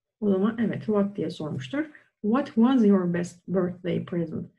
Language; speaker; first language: English; non-native, fluent; Turkish